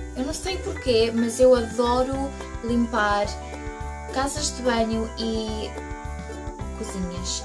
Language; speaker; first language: Portuguese; early bilingual, heritage; Portuguese